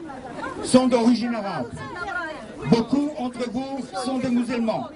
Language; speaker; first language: French; non-native, fluent; Hebrew